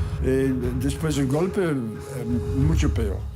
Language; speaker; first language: Spanish; non-native, learner; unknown